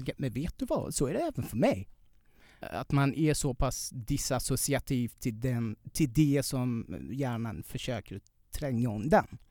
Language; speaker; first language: Swedish; non-native, fluent; Persian